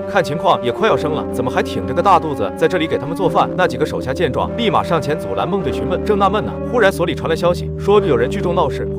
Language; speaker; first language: Chinese; native; Chinese